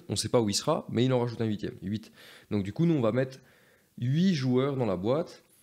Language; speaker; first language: French; native; French